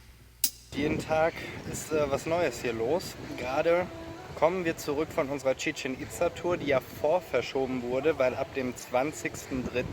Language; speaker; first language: German; native; German